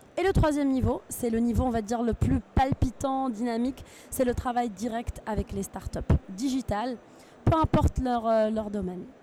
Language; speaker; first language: French; non-native, local second language; Arabic